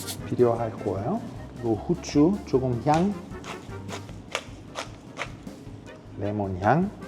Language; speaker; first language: Korean; non-native, fluent; Italian